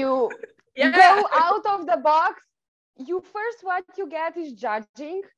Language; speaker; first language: English; non-native, fluent; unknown